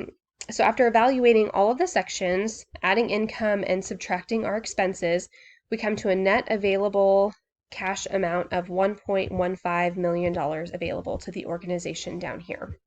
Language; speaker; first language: English; native; English